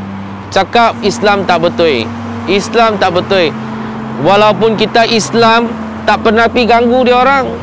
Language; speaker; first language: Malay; non-native, local second language; Min Nan Chinese